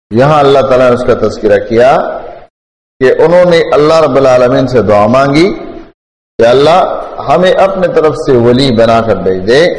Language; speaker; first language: Urdu; non-native, local second language; Pashto